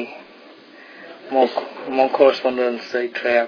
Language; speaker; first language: French; non-native, learner; English